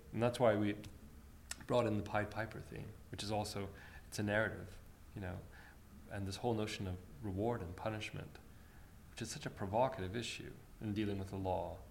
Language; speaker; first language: English; early bilingual, other home language; Armenian